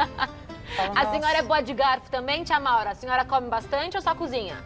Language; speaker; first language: Portuguese; native; Portuguese